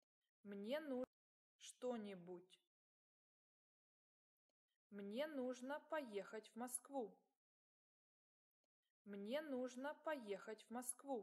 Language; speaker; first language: Russian; non-native, learner; English